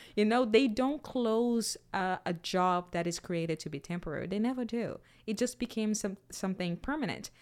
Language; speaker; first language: English; non-native, fluent; Portuguese